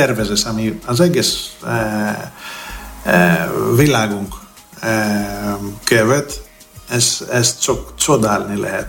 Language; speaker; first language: Hungarian; non-native, learner; Greek